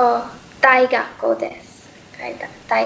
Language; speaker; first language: Japanese; non-native, learner; English